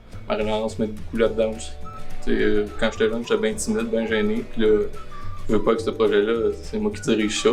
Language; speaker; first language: French; native; French